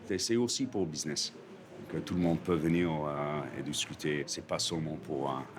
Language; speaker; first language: French; non-native, learner; English